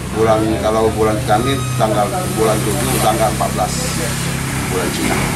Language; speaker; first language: Indonesian; non-native, local second language; Hakka Chinese